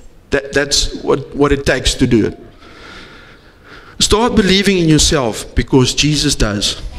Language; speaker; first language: English; non-native, local second language; Afrikaans